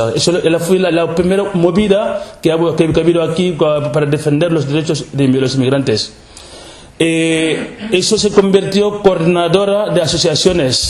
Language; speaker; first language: Spanish; non-native, local second language; Wolof